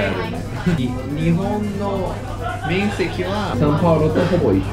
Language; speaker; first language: Japanese; non-native, fluent; Portuguese